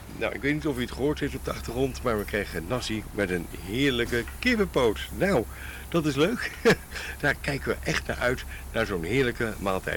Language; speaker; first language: Dutch; native; Dutch